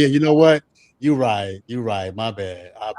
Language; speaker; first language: English; native; English